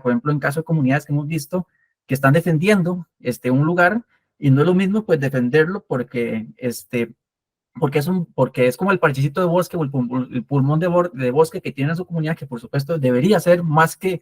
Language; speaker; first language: Spanish; native; Spanish